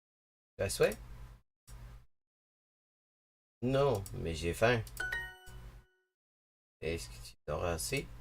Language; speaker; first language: French; non-native, learner; English